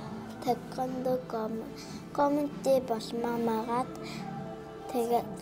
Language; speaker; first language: Korean; early bilingual, other home language; Mongolian